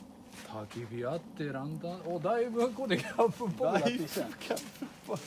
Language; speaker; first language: Japanese; native; Japanese